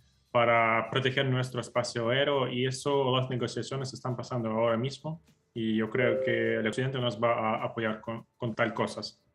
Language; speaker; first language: Spanish; non-native, fluent; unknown